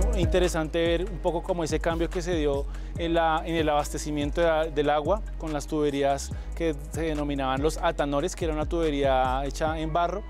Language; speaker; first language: Spanish; native; Spanish